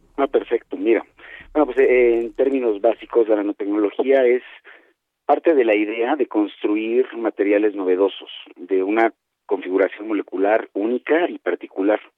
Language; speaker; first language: Spanish; native; Spanish